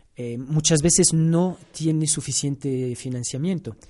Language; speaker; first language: Spanish; non-native, fluent; French